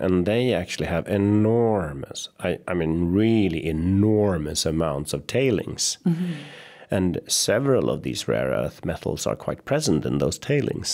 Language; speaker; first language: English; non-native, fluent; Swedish